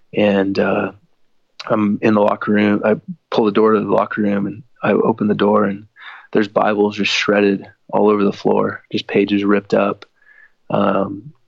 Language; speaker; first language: English; native; English